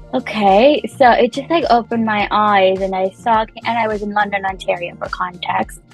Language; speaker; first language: English; non-native, local second language; Punjabi